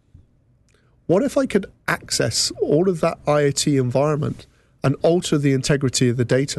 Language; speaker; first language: English; native; English